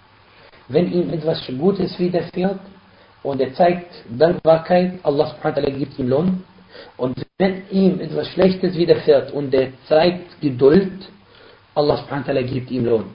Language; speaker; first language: German; non-native, fluent; Arabic